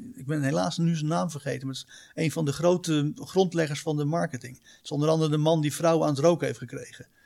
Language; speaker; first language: Dutch; native; Dutch